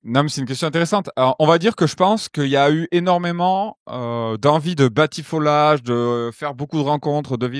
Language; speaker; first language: French; native; French